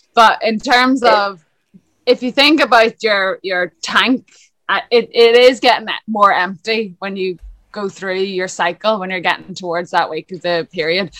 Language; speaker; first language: English; native; English